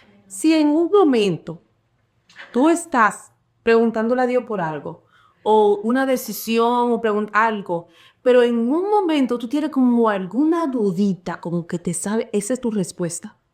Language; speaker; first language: Spanish; early bilingual, heritage; Spanish